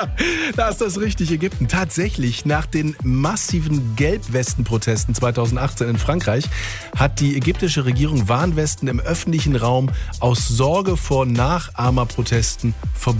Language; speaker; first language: German; native; German